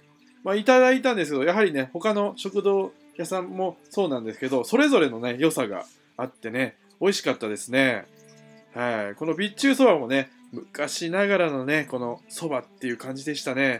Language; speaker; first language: Japanese; native; Japanese